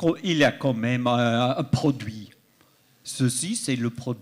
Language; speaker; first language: French; non-native, fluent; English